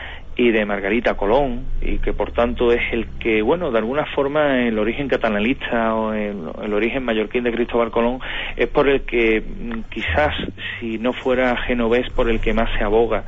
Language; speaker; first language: Spanish; native; Spanish